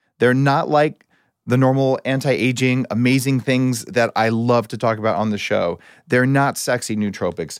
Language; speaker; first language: English; native; English